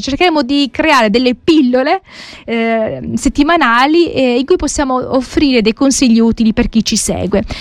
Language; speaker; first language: Italian; native; Italian